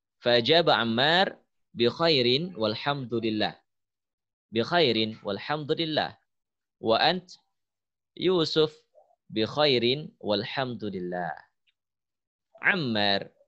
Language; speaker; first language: Arabic; non-native, fluent; Indonesian